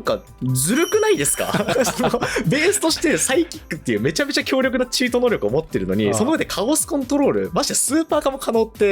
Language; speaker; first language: Japanese; native; Japanese